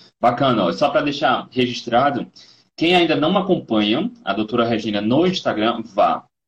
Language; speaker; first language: Portuguese; native; Portuguese